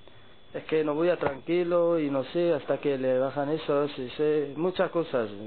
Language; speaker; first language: Spanish; non-native, learner; Arabic